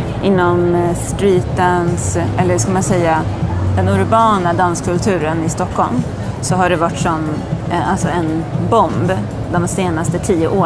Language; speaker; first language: Swedish; native; Swedish